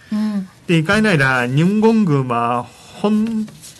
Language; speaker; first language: Vietnamese; non-native, fluent; Japanese